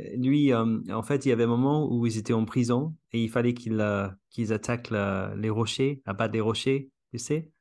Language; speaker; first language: French; non-native, fluent; English